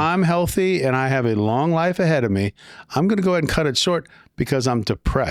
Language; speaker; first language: English; native; English